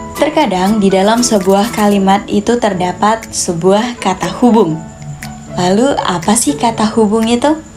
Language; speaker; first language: Indonesian; native; Indonesian